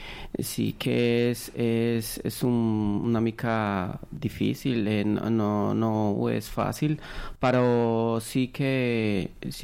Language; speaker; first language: Catalan; non-native, learner; Spanish